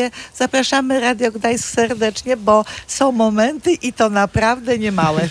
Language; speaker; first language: Polish; non-native, local second language; Kashubian